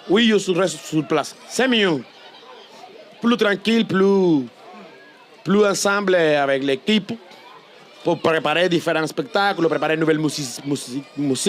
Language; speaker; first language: French; non-native, learner; Spanish